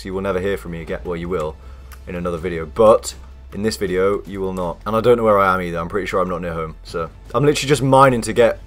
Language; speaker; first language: English; native; English